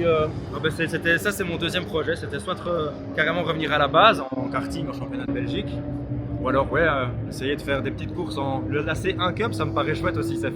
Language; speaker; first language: French; native; French